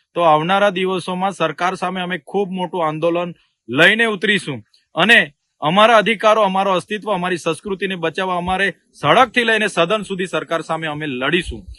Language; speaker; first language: Gujarati; non-native, local second language; Vasavi